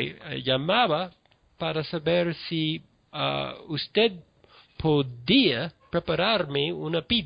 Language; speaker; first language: Spanish; non-native, learner; English